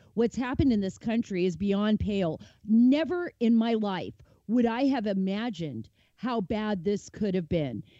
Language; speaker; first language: English; native; English